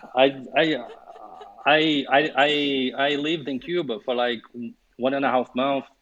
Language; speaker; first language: English; non-native, fluent; Portuguese